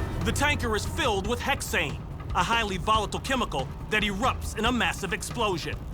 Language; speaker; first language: English; native; English